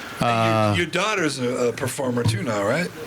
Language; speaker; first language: English; native; English